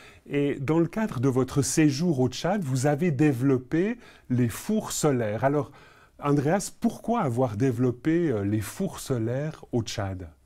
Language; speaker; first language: French; native; French